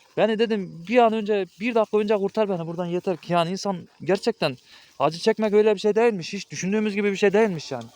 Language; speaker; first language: Turkish; native; Turkish